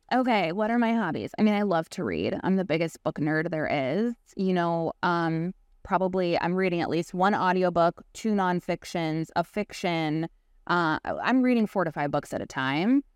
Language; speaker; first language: English; native; English